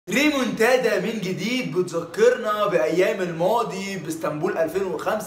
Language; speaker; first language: Arabic; native; Arabic